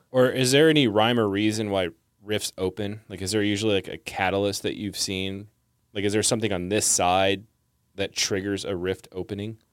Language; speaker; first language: English; native; English